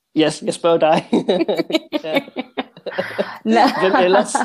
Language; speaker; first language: Danish; early bilingual, heritage; Danish